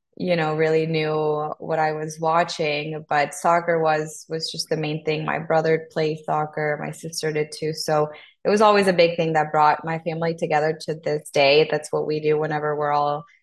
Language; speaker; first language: English; non-native, fluent; Spanish